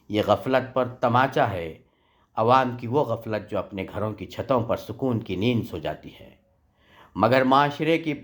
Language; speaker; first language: Urdu; native; Urdu